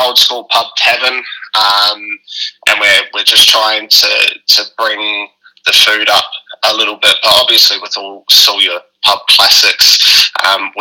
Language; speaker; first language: English; native; English